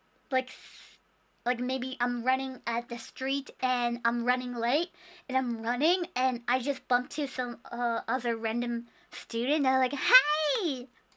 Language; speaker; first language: English; non-native, fluent; Japanese